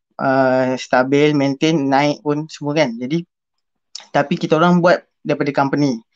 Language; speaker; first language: Malay; native; Malay